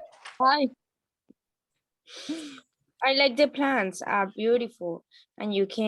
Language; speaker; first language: English; non-native, learner; Spanish